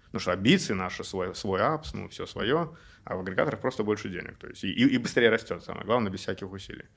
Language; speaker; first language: Russian; native; Russian